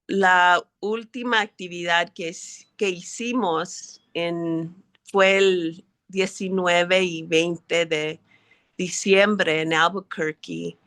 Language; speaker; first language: Spanish; early bilingual, heritage; English